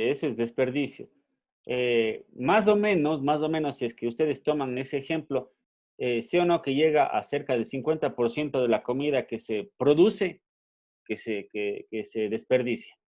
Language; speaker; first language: Spanish; native; Spanish